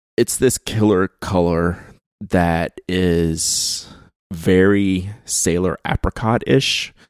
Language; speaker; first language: English; native; English